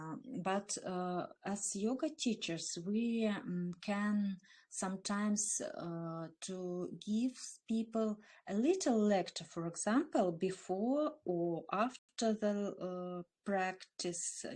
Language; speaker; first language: English; non-native, learner; Russian